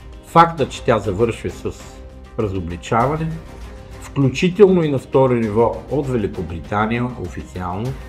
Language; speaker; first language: Bulgarian; native; Bulgarian